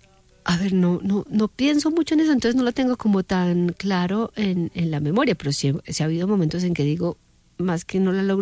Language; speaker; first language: Spanish; native; Spanish